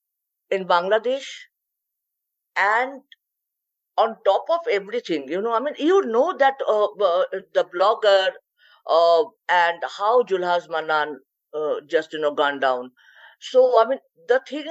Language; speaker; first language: English; non-native, local second language; Bangla